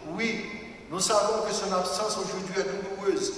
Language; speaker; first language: French; non-native, local second language; Haitian Creole